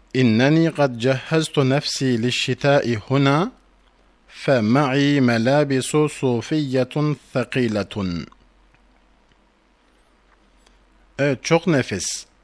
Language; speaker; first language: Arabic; non-native, fluent; Turkish